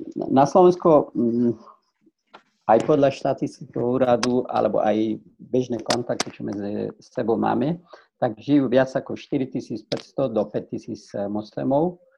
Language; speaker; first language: Slovak; non-native, fluent; Persian